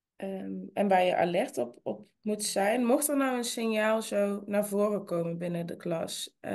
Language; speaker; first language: Dutch; native; Dutch